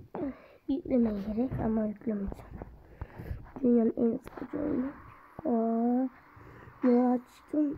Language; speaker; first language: Turkish; early bilingual, heritage; Turkish